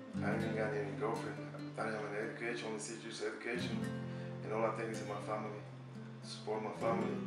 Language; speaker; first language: English; non-native, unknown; Spanish